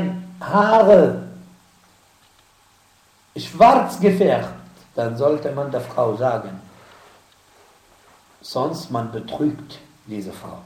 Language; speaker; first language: German; non-native, fluent; Arabic